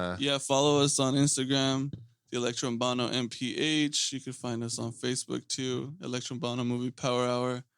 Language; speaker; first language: English; native; English